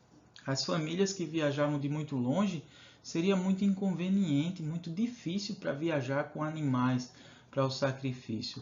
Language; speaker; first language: Portuguese; native; Portuguese